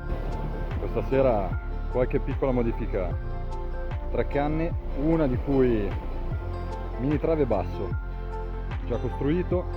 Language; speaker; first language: Italian; native; Italian